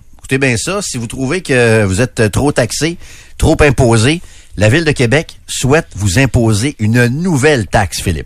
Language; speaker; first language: French; native; French